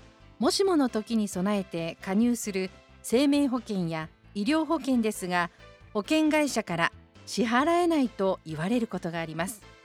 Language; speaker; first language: Japanese; native; Japanese